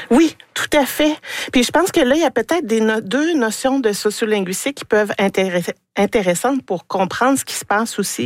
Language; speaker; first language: French; native; French